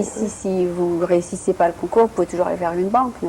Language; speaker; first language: French; native; French